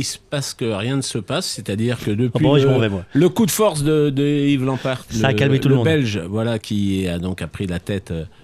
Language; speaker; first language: French; native; French